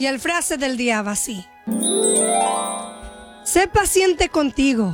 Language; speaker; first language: Spanish; early bilingual, heritage; Spanish